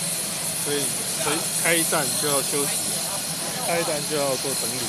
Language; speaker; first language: Chinese; native; Chinese